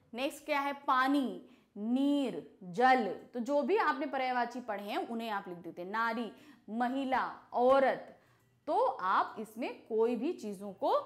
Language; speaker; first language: Hindi; native; Hindi